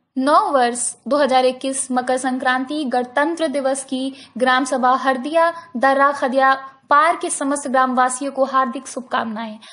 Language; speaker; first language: Hindi; native; Hindi